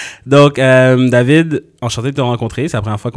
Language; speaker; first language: French; native; French